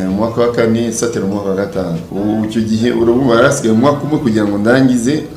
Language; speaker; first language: Kinyarwanda; early bilingual, heritage; Kinyarwanda